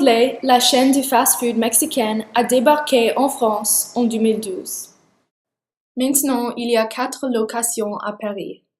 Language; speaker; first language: French; non-native, learner; English